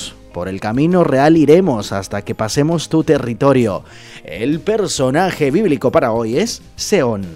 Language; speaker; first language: Spanish; native; Spanish